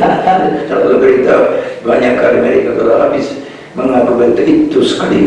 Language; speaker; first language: Indonesian; non-native, fluent; Hungarian